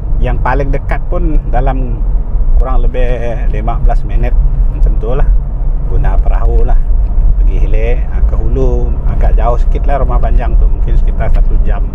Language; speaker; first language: Malay; non-native, local second language; Iban